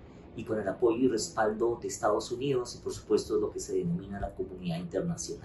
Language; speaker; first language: Spanish; native; Spanish